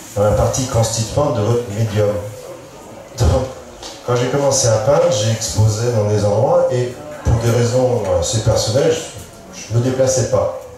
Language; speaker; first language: French; native; French